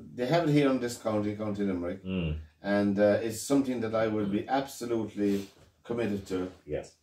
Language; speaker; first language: English; native; English